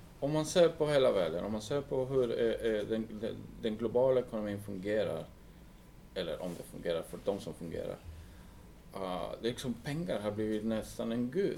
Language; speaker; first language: Swedish; non-native, fluent; English